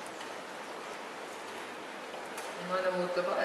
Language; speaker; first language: German; early bilingual, heritage; German